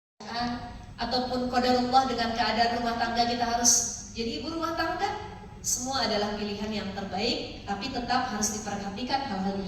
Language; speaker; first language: Indonesian; native; Indonesian